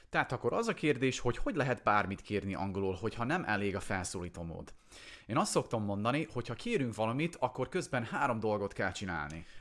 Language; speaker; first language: Hungarian; non-native, fluent; English